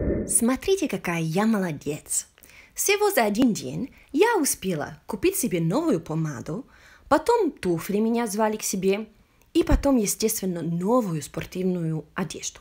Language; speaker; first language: Russian; non-native, fluent; Italian